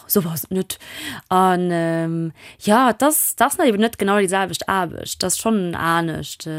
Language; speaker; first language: Luxembourgish; non-native, local second language; German